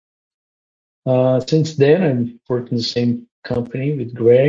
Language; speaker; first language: English; non-native, local second language; Malayalam